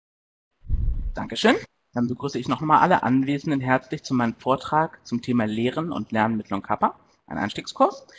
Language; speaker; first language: German; native; German